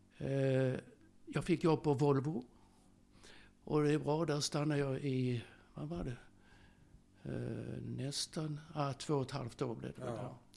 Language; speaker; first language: Swedish; early bilingual, other home language; Slovak